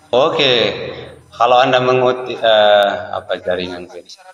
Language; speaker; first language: Indonesian; native; Indonesian